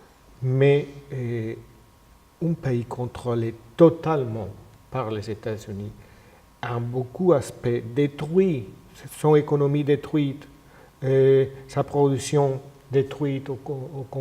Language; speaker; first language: French; non-native, fluent; Spanish